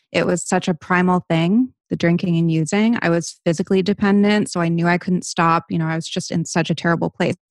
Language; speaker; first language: English; native; English